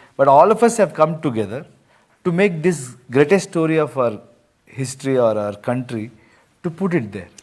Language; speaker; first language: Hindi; non-native, local second language; Kannada